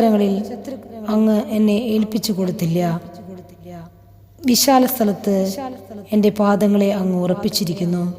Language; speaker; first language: Malayalam; native; Malayalam